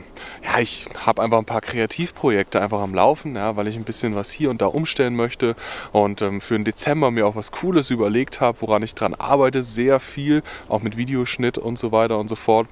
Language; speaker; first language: German; native; German